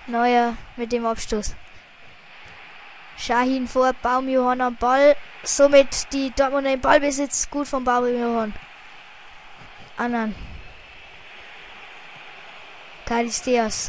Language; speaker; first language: German; native; German